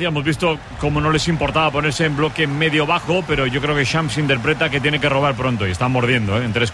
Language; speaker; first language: Spanish; native; Spanish